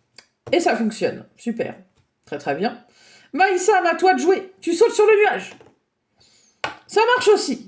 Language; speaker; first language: French; native; French